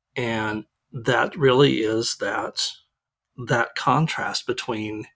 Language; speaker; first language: English; native; English